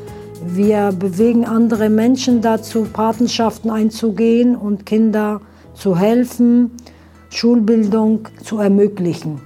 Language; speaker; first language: German; early bilingual, other home language; Aramaic